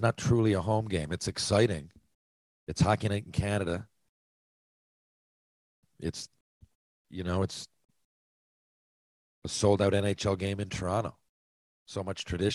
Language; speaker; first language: English; native; English